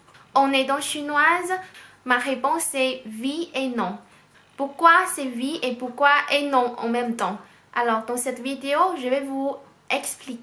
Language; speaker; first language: French; non-native, fluent; Chinese